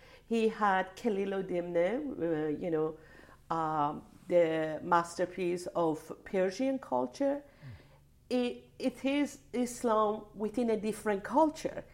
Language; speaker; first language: English; non-native, fluent; Persian